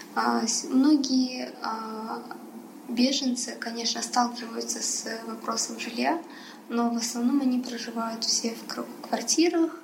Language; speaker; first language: Russian; early bilingual, other home language; Persian